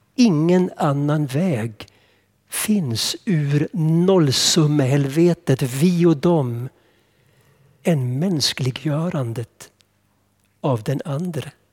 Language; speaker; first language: Swedish; native; Swedish